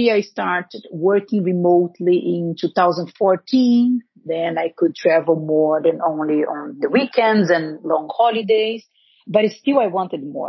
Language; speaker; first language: English; non-native, fluent; Portuguese